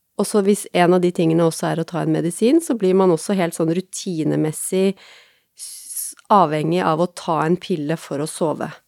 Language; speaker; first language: Norwegian; native; Norwegian